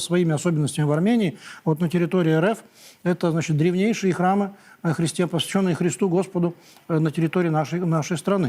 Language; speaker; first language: Russian; native; Russian